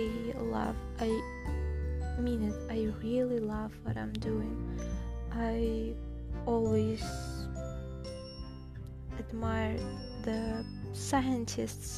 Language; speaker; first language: English; non-native, fluent; Russian